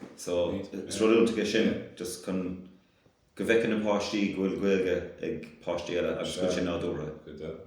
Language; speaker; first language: Irish; non-native, local second language; English